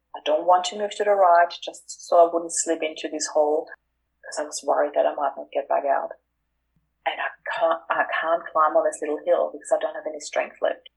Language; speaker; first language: English; non-native, fluent; German